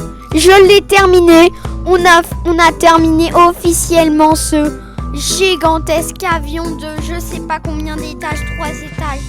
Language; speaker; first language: French; native; French